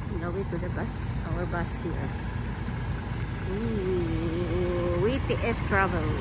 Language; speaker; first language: English; non-native, learner; Filipino